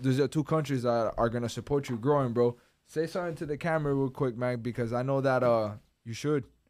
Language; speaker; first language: English; early bilingual, other home language; Spanish